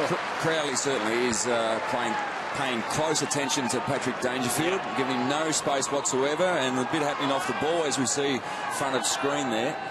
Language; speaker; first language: English; native; English